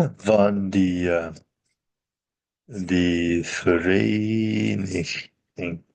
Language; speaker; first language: Dutch; non-native, learner; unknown